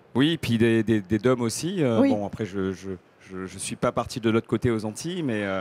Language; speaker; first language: French; native; French